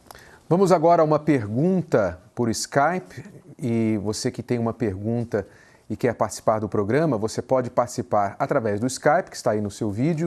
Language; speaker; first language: Portuguese; native; Portuguese